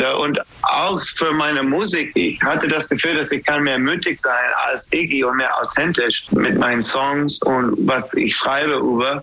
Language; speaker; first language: German; non-native, fluent; English